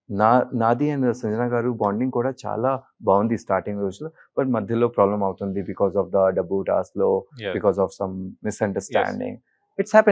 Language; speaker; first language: Telugu; non-native, learner; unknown